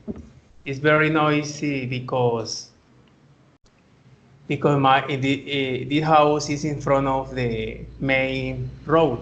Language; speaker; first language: English; non-native, learner; Spanish